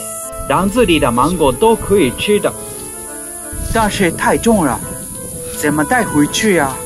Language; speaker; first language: Chinese; non-native, fluent; Japanese